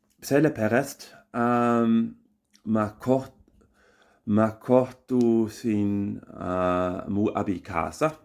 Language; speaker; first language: Estonian; non-native, learner; German